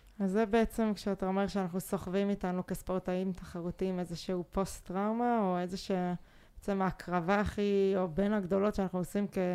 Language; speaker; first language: Hebrew; native; Hebrew